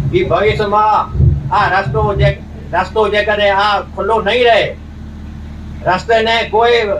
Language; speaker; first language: Gujarati; non-native, local second language; Kachhi